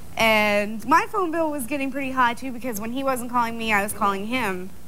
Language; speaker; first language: English; native; English